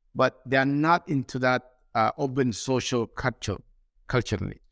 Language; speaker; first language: English; non-native, fluent; Somali